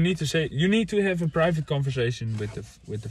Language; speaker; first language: English; non-native, fluent; Dutch